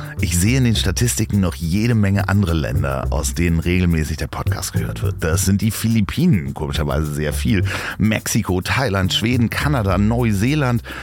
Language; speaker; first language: German; native; German